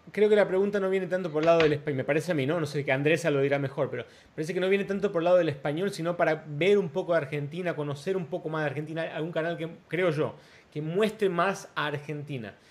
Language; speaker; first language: Spanish; non-native, fluent; Portuguese